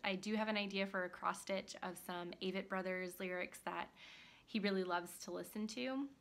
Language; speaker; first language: English; native; English